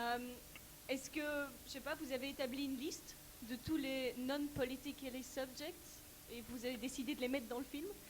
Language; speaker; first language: French; native; French